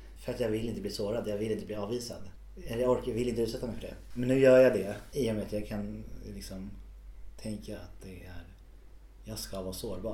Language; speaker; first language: Swedish; native; Swedish